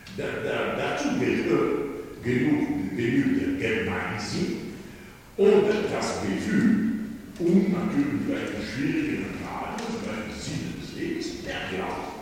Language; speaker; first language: German; non-native, fluent; Polish